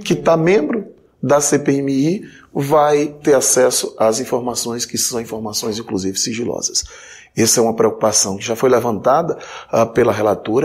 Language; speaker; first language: Portuguese; native; Portuguese